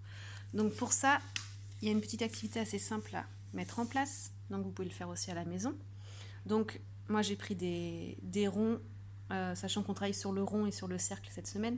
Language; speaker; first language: French; native; French